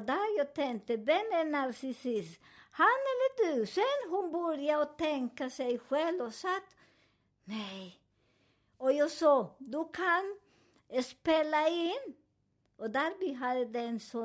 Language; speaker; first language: Swedish; non-native, fluent; Spanish